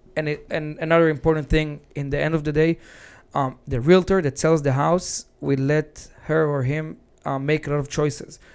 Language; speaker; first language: English; non-native, fluent; Hebrew